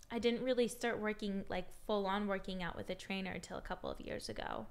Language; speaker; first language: English; native; English